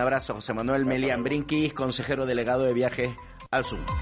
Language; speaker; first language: Spanish; native; Spanish